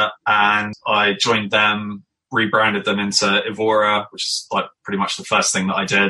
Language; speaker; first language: English; native; English